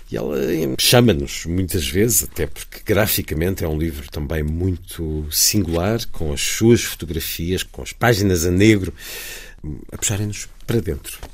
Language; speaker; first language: Portuguese; native; Portuguese